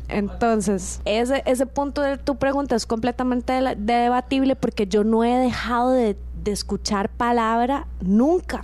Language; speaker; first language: Spanish; native; Spanish